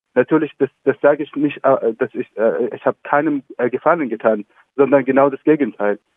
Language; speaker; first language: German; non-native, fluent; Arabic